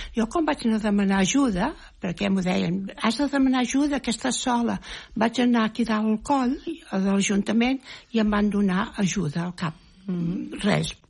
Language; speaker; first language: Catalan; native; Catalan